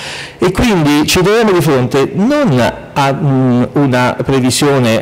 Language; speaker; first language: Italian; native; Italian